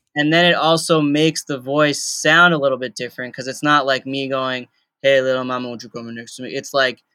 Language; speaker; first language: English; native; English